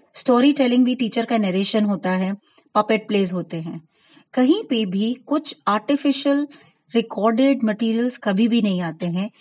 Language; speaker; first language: Hindi; non-native, local second language; Gujarati